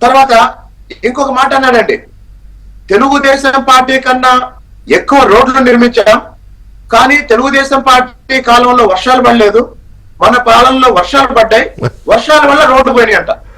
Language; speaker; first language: Telugu; native; Telugu